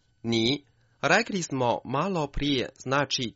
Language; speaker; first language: Croatian; non-native, fluent; Chinese